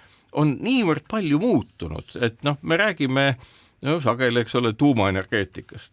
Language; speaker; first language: Estonian; native; Estonian